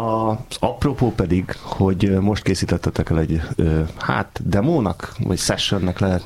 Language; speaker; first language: Hungarian; native; Hungarian